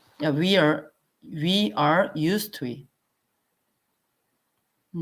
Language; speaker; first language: English; non-native, learner; Korean